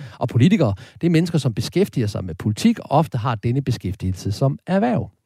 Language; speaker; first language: Danish; native; Danish